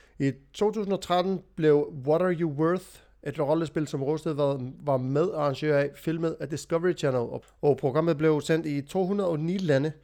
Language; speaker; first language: Danish; native; Danish